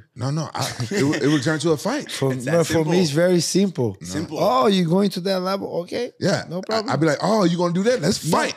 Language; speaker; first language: English; native; English